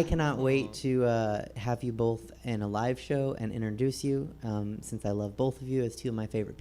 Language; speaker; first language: English; native; English